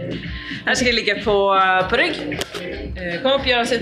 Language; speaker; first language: Swedish; native; Swedish